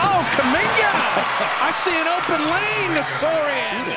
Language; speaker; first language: English; native; English